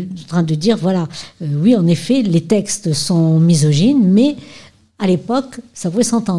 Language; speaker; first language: French; native; French